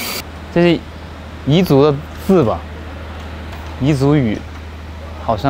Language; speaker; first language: Chinese; non-native, fluent; Japanese